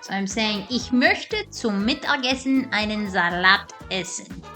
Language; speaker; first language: German; non-native, fluent; English